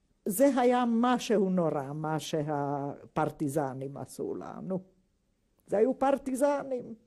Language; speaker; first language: Hebrew; non-native, fluent; Hungarian